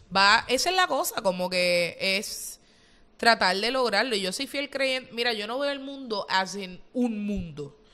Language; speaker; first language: Spanish; native; Spanish